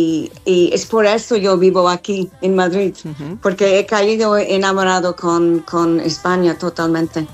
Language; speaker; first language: Spanish; non-native, fluent; English